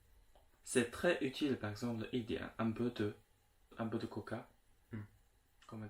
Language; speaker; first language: French; non-native, fluent; Chinese